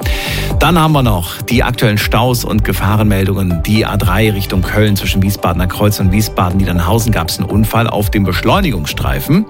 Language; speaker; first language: German; native; German